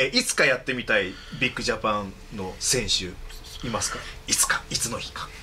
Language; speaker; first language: Japanese; native; Japanese